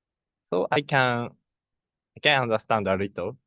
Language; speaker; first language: English; non-native, learner; Japanese